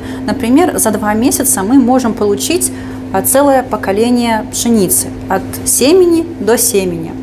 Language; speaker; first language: Russian; native; Russian